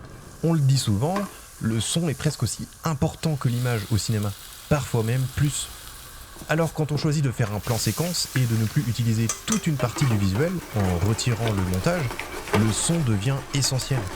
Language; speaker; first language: French; native; French